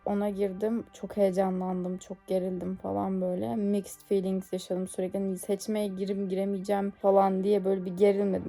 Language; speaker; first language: Turkish; native; Turkish